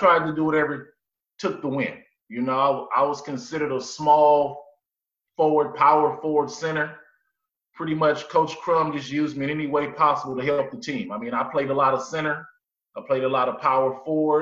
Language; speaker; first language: English; native; English